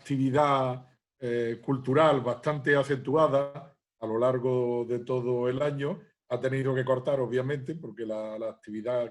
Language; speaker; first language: Spanish; native; Spanish